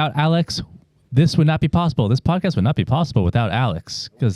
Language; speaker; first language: English; native; English